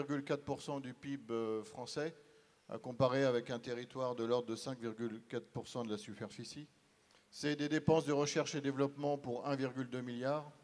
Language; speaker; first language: French; native; French